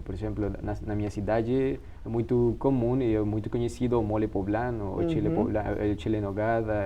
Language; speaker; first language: Portuguese; non-native, fluent; Spanish